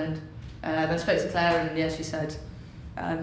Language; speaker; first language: English; native; English